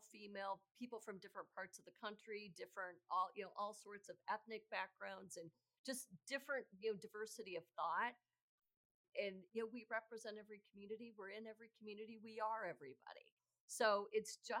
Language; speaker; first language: English; native; English